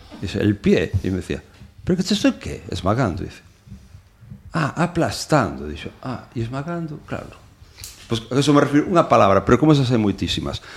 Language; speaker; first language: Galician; non-native, local second language; Spanish